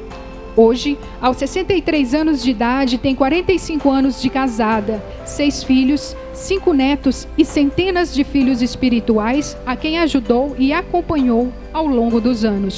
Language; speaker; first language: Portuguese; native; Portuguese